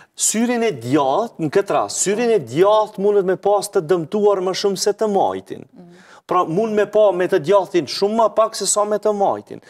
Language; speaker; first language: Albanian; native; Albanian